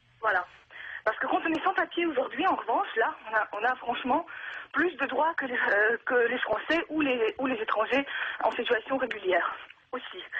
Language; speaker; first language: French; non-native, fluent; Russian